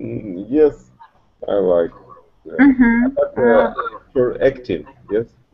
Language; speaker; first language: English; non-native, learner; Russian